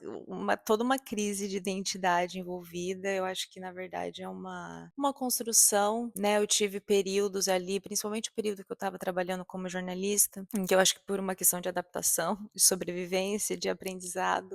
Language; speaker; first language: Portuguese; native; Portuguese